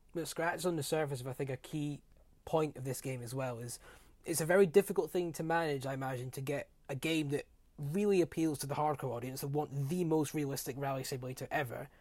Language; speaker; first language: English; native; English